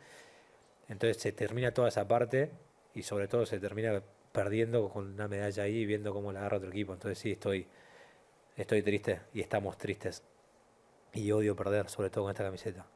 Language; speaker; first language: Spanish; native; Spanish